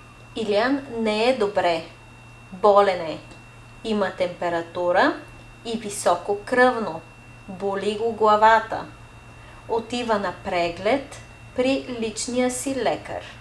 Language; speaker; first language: Bulgarian; non-native, fluent; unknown